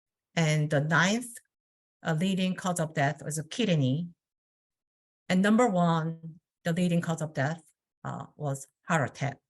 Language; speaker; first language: English; non-native, fluent; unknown